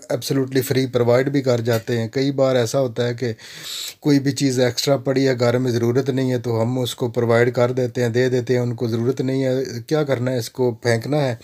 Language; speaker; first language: Urdu; non-native, local second language; Punjabi